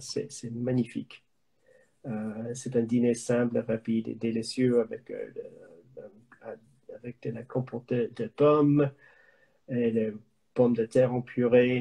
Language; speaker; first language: French; non-native, learner; English